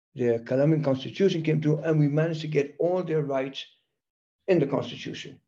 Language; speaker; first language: English; early bilingual, other home language; German